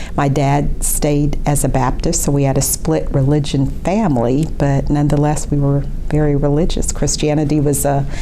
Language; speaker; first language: English; native; English